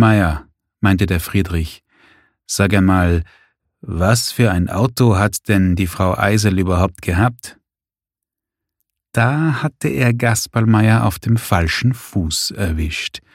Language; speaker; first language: German; native; German